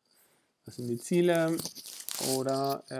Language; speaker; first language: German; non-native, fluent; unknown